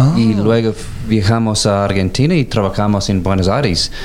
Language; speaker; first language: Spanish; non-native, learner; English